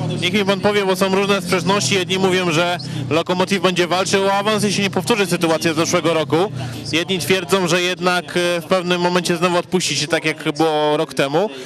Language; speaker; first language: Polish; native; Polish